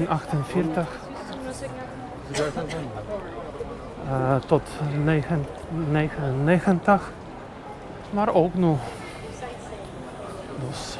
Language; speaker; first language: Dutch; non-native, learner; Polish